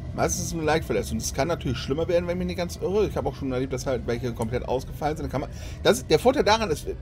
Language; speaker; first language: German; native; German